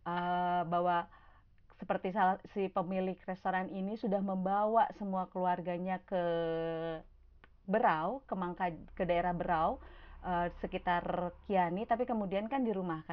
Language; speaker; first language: Indonesian; native; Indonesian